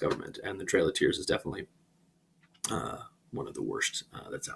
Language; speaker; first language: English; native; English